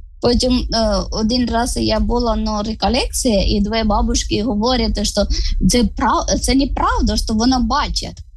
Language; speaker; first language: Ukrainian; non-native, fluent; Malayalam